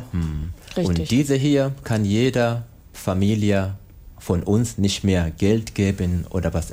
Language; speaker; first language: German; non-native, learner; Swahili